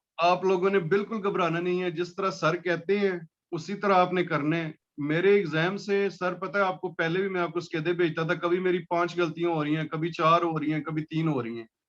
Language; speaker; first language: Urdu; non-native, local second language; Punjabi